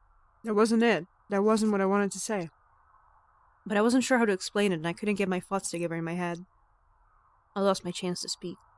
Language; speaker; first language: English; non-native, fluent; Polish